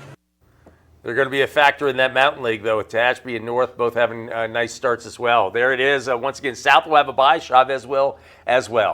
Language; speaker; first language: English; native; English